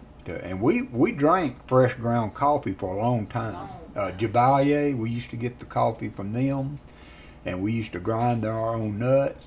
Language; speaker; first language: English; native; English